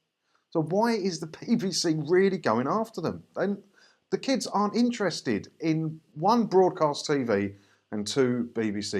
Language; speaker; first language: English; native; English